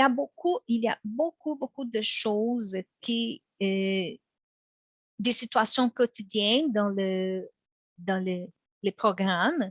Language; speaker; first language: French; non-native, fluent; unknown